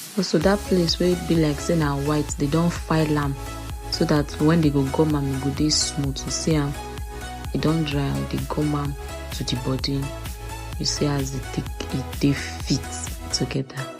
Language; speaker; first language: Nigerian Pidgin; native; Nigerian Pidgin